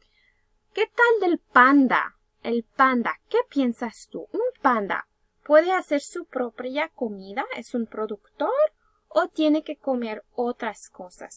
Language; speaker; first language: Spanish; early bilingual, heritage; Spanish